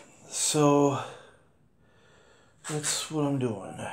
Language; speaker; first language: English; native; English